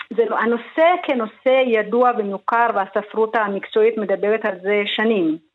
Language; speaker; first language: Hebrew; early bilingual, other home language; Amharic